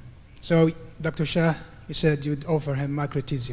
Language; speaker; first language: English; non-native, fluent; Arabic